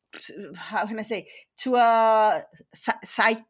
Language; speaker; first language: English; non-native, fluent; Italian